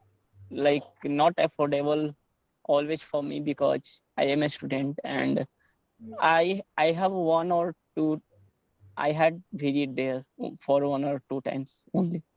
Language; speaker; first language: English; non-native, learner; Hindi